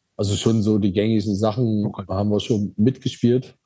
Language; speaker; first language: German; native; German